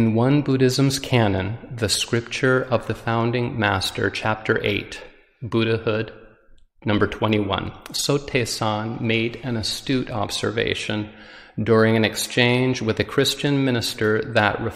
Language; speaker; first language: English; native; English